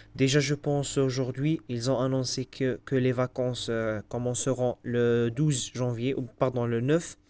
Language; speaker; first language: French; non-native, local second language; Arabic